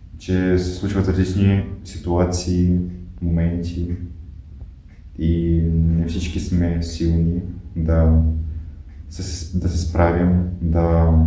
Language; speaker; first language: Bulgarian; non-native, fluent; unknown